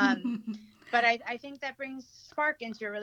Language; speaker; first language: English; early bilingual, other home language; Hiligaynon